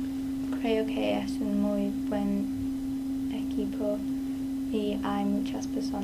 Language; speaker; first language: Spanish; non-native, learner; English